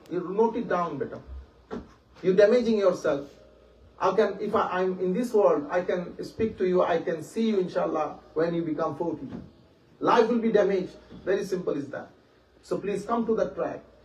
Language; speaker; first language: English; non-native, local second language; Bangla